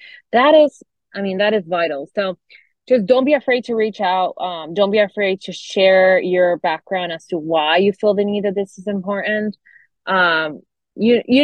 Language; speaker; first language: English; non-native, fluent; Spanish